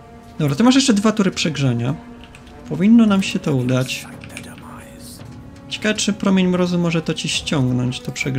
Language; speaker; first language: Polish; native; Polish